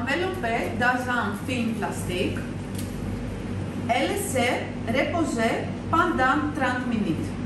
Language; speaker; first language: French; non-native, learner; Greek